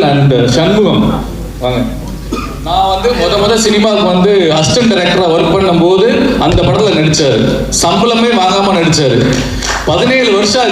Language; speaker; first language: Tamil; native; Tamil